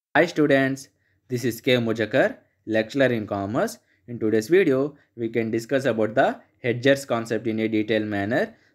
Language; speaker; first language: English; non-native, local second language; Telugu